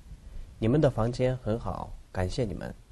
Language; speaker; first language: Chinese; non-native, local second language; Tibetan